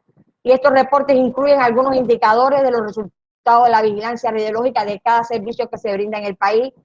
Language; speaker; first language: Spanish; native; Spanish